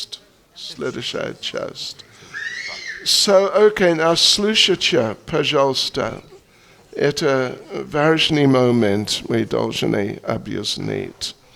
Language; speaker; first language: Russian; non-native, learner; English